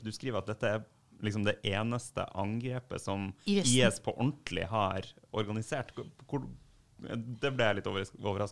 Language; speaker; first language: Norwegian; native; Norwegian